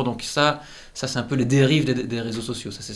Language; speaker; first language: French; native; French